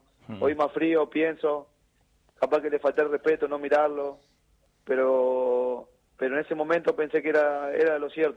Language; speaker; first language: Spanish; native; Spanish